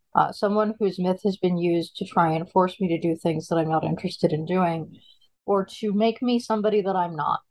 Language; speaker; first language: English; native; English